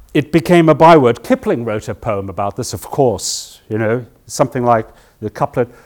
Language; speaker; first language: English; native; English